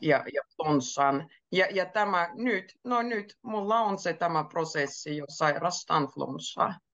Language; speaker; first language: Finnish; native; Finnish